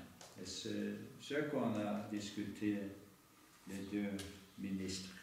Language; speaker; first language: French; non-native, fluent; Norwegian